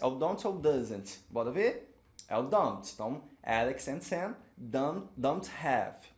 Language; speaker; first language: English; non-native, fluent; Portuguese